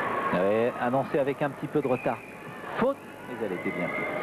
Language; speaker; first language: French; native; French